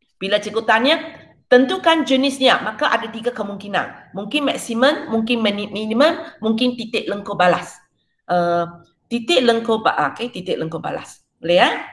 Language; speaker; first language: Malay; non-native, local second language; Chinese